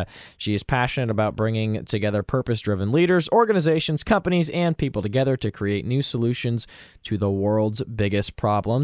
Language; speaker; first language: English; native; English